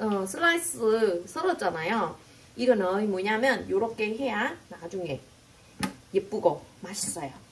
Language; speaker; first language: Korean; non-native, fluent; Vietnamese